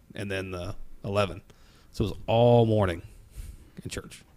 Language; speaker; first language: English; native; English